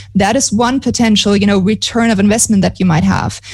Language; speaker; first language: English; non-native, fluent; German